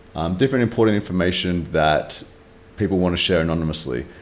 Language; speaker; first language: English; native; English